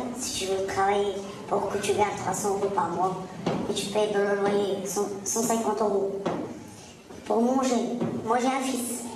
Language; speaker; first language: French; non-native, local second language; Arabic